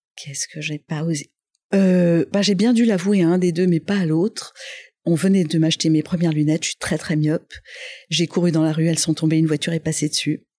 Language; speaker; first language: French; non-native, local second language; Arabic